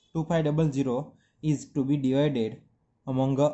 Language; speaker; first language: English; non-native, local second language; Gujarati